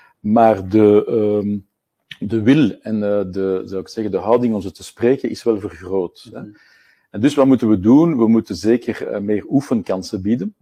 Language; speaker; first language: Dutch; native; Dutch